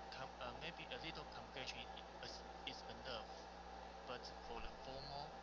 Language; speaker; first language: English; non-native, learner; Chinese